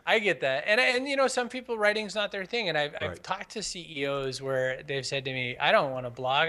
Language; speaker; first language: English; native; English